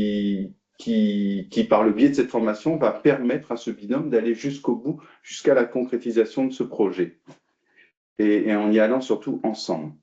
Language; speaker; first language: French; native; French